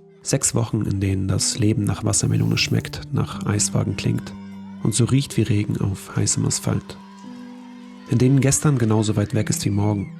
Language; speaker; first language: German; native; German